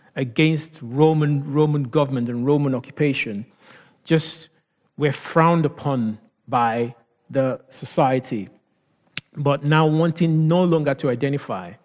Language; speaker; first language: English; non-native, local second language; Yoruba